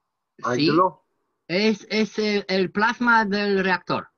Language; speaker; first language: Spanish; non-native, learner; French